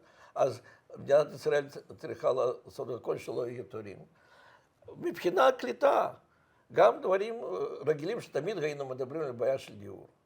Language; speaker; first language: Hebrew; non-native, fluent; Russian